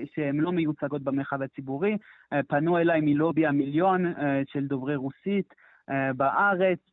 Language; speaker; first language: Hebrew; non-native, fluent; French